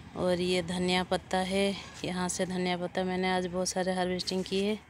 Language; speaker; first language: Hindi; non-native, local second language; Odia